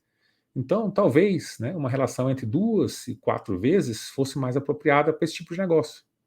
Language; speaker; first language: Portuguese; native; Portuguese